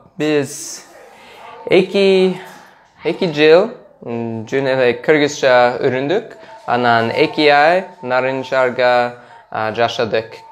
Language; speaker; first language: Kyrgyz; non-native, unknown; English